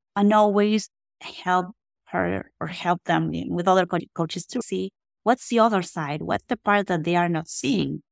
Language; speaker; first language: English; non-native, fluent; Spanish